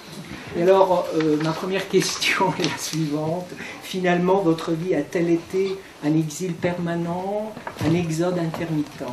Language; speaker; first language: French; native; French